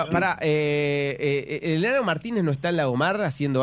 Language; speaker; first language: Spanish; native; Spanish